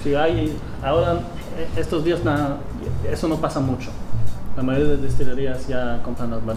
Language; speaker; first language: Spanish; non-native, fluent; Hebrew